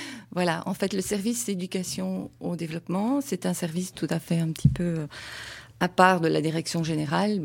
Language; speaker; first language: French; native; French